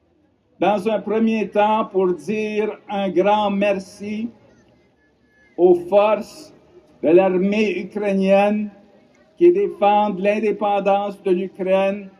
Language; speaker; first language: French; non-native, local second language; Ukrainian